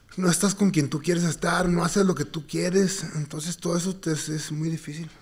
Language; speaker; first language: Spanish; native; Spanish